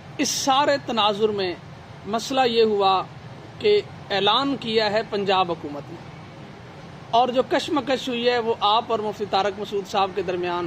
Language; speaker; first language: Urdu; non-native, local second language; Punjabi